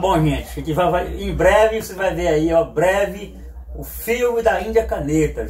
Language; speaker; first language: Portuguese; native; Portuguese